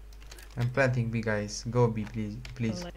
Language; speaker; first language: English; non-native, learner; Romanian